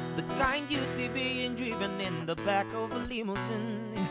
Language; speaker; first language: English; non-native, local second language; Ganda